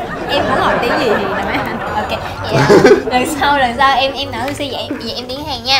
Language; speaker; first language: Vietnamese; native; Vietnamese